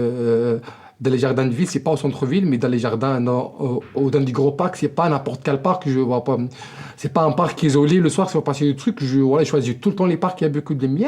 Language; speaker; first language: French; non-native, local second language; Arabic